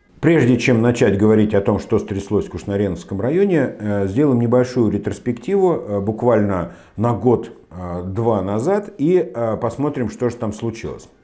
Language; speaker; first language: Russian; native; Russian